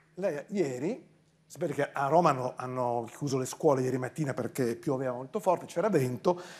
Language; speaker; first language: Italian; native; Italian